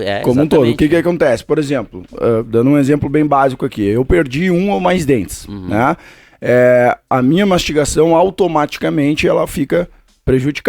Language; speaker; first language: Portuguese; native; Portuguese